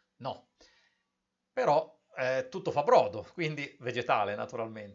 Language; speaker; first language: Italian; native; Italian